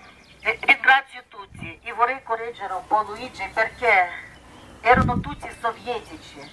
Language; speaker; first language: Italian; non-native, fluent; Russian